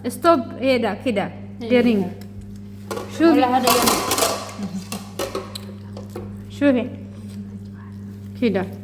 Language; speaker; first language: Arabic; non-native, learner; Amharic